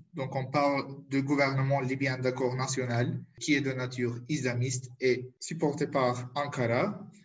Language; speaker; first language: French; non-native, fluent; Turkish